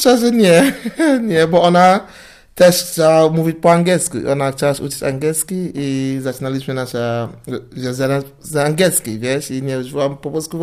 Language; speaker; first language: Polish; non-native, learner; English